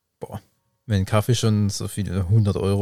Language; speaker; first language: German; native; German